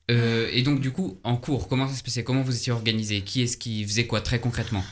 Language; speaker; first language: French; native; French